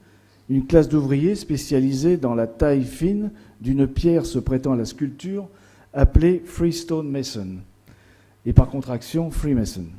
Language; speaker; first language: French; native; French